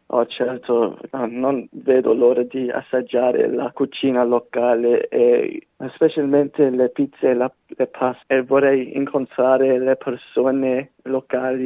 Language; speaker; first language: Italian; non-native, fluent; English